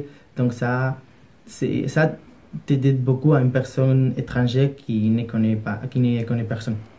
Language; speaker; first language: French; non-native, learner; Spanish